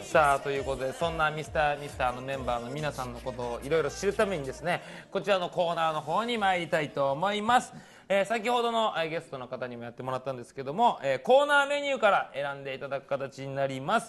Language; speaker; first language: Japanese; native; Japanese